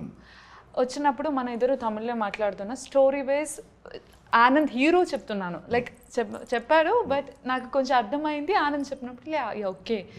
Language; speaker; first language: Telugu; non-native, local second language; Malayalam